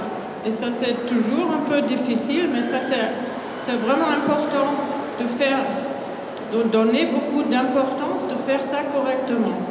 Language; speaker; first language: French; non-native, fluent; German